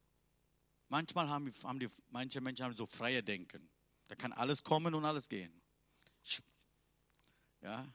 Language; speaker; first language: German; non-native, learner; Tamil